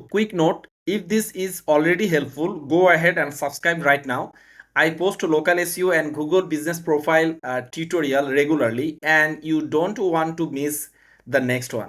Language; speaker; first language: English; non-native, learner; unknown